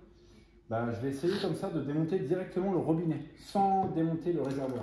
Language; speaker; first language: French; native; French